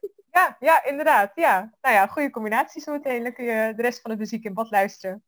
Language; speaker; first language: Dutch; native; Dutch